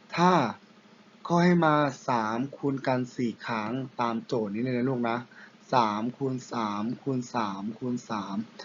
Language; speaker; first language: Thai; non-native, local second language; Pattani Malay